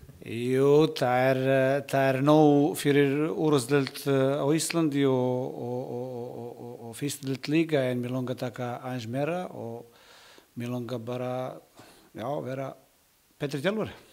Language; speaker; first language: Icelandic; non-native, learner; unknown